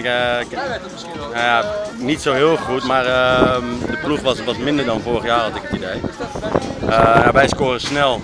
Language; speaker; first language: Dutch; native; Dutch